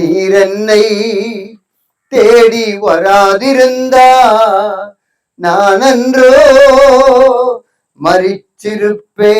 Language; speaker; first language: Tamil; native; Tamil